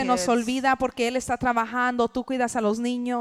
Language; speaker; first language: Spanish; early bilingual, heritage; English